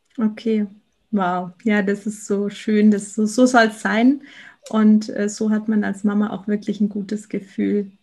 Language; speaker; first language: German; native; German